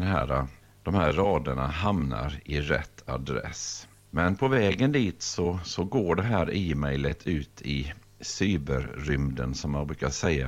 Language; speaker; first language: Swedish; native; Swedish